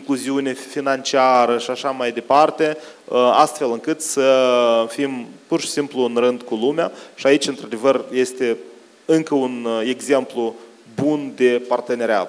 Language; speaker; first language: Romanian; native; Romanian